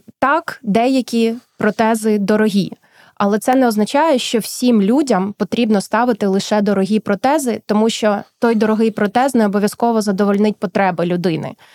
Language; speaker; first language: Ukrainian; early bilingual, heritage; Ukrainian